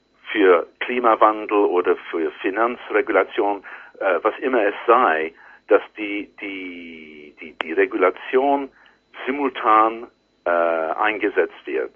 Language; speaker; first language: German; non-native, learner; English